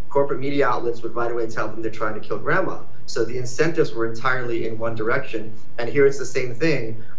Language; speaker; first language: English; early bilingual, other home language; Ukrainian